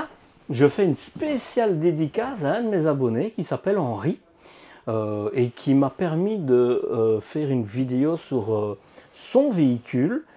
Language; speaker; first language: French; native; French